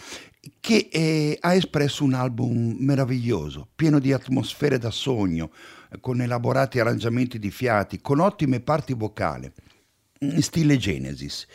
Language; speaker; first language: Italian; native; Italian